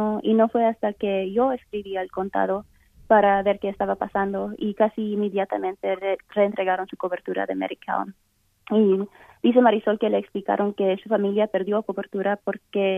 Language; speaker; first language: Spanish; early bilingual, heritage; Spanish